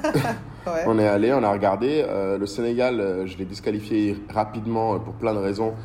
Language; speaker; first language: French; non-native, local second language; Bambara